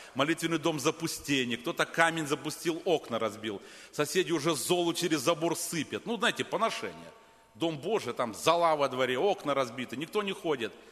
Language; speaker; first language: Russian; native; Russian